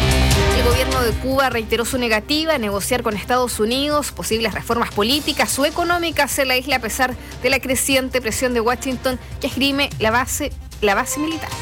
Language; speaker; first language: Spanish; native; Spanish